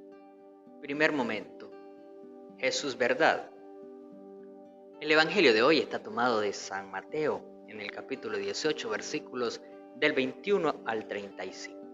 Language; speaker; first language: Spanish; native; Spanish